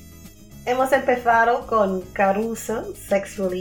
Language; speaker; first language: Spanish; non-native, learner; English